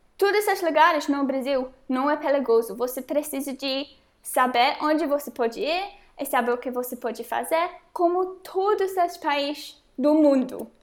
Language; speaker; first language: Portuguese; non-native, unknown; English